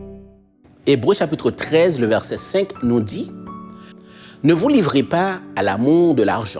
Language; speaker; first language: French; native; French